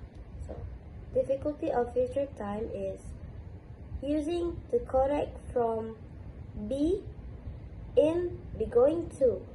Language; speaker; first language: English; non-native, learner; Indonesian